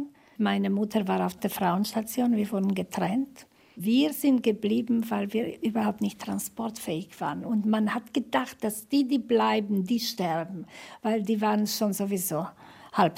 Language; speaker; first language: German; non-native, fluent; Slovak